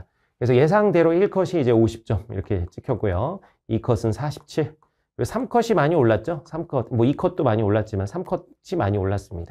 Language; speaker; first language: Korean; native; Korean